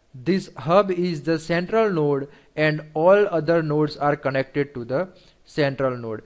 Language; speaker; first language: English; non-native, local second language; Gujarati